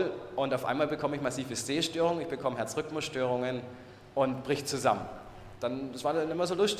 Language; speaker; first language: German; native; German